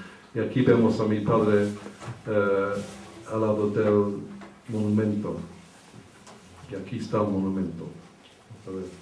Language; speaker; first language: Spanish; early bilingual, heritage; English